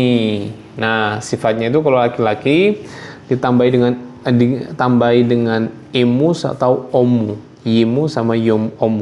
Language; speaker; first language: Indonesian; non-native, local second language; Javanese